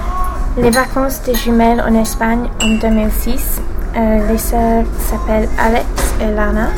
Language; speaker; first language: French; non-native, learner; English